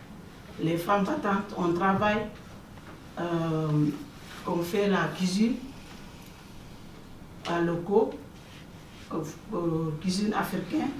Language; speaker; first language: French; non-native, learner; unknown